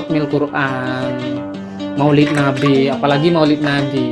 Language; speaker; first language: Indonesian; non-native, local second language; Madurese